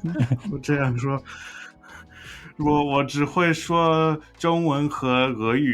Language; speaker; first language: Chinese; non-native, fluent; English